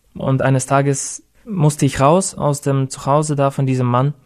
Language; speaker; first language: German; non-native, fluent; Russian